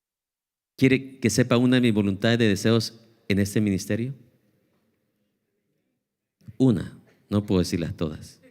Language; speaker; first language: Spanish; native; Spanish